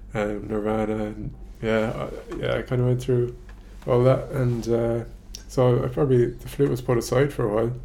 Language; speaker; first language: English; native; English